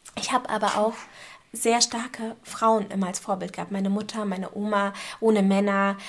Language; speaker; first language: German; native; German